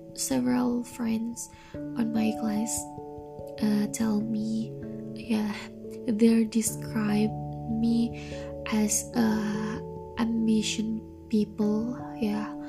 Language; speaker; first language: English; non-native, learner; Indonesian